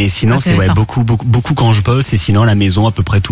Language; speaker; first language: French; native; French